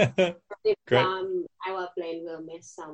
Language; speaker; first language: English; non-native, learner; Vietnamese